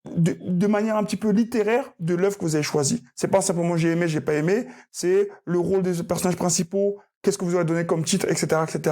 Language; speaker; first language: French; native; French